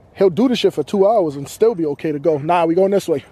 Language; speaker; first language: English; native; English